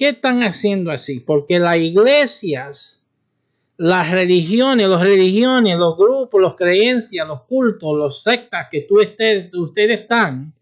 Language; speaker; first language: Spanish; early bilingual, heritage; Spanish